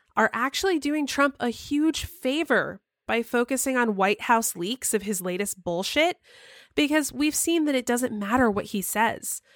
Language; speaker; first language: English; native; English